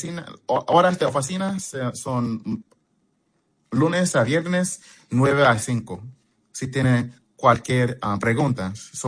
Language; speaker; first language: Spanish; early bilingual, heritage; Spanish